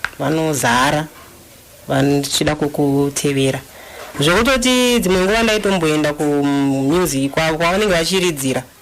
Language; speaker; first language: Shona; non-native, fluent; Luba-Lulua